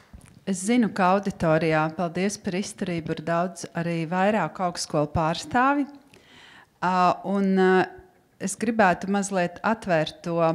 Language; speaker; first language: Latvian; native; Latvian